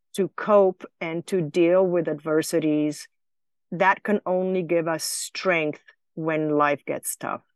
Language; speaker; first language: English; non-native, fluent; Slovenian